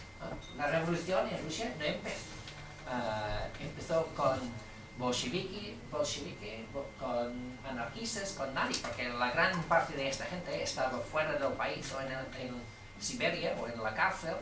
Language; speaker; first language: Spanish; non-native, fluent; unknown